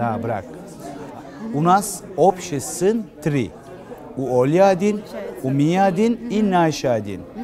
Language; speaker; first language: Russian; non-native, learner; Turkish